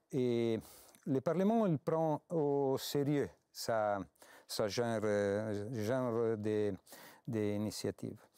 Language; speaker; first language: French; non-native, fluent; Italian